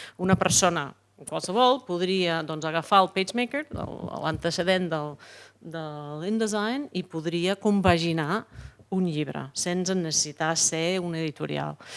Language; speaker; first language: Catalan; non-native, fluent; English